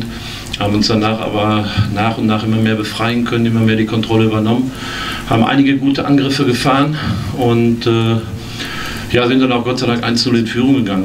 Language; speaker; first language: German; native; German